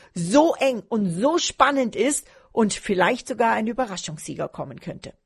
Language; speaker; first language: German; native; German